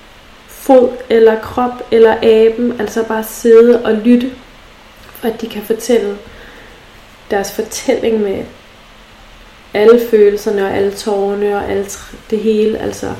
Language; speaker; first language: Danish; native; Danish